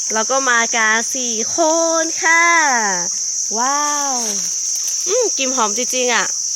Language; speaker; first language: Thai; non-native, local second language; Lahu